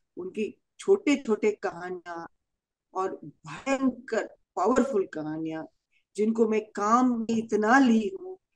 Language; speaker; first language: Hindi; non-native, local second language; Tamil